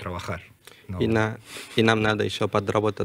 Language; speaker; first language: Russian; non-native, learner; Spanish